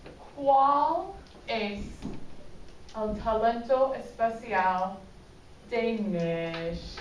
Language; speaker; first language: Spanish; non-native, fluent; English